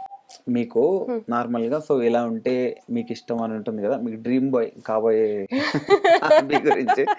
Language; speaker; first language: Telugu; native; Telugu